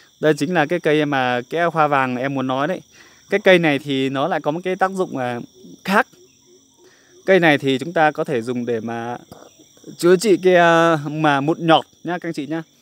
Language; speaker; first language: Vietnamese; non-native, local second language; Iu Mien